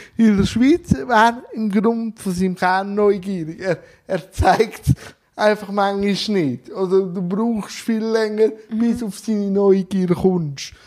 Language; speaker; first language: German; native; German